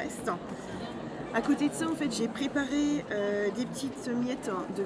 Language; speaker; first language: French; native; French